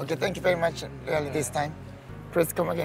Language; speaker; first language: English; non-native, learner; Korean